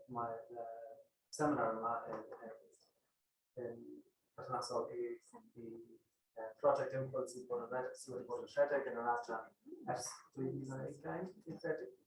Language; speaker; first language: Welsh; non-native, fluent; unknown